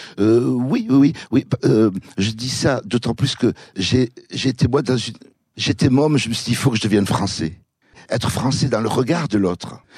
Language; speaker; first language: French; early bilingual, other home language; Kabyle